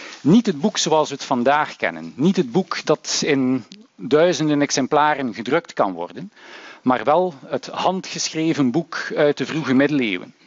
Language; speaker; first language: Dutch; native; Dutch